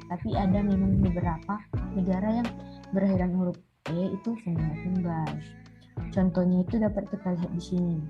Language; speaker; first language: Indonesian; native; Indonesian